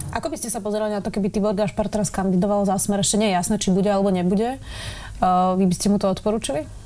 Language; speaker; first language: Slovak; native; Slovak